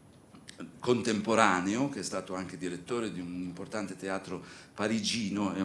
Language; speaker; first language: Italian; native; Italian